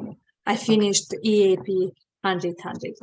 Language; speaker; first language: English; non-native, fluent; Hungarian